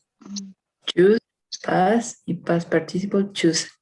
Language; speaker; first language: English; non-native, learner; Spanish